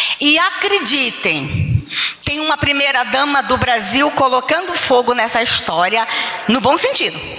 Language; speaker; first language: Portuguese; native; Portuguese